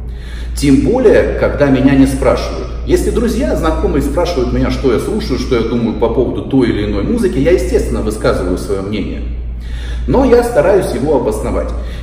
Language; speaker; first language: Russian; native; Russian